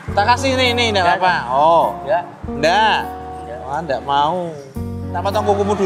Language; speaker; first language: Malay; non-native, local second language; Javanese